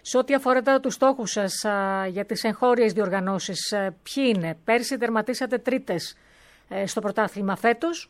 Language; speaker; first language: Greek; native; Greek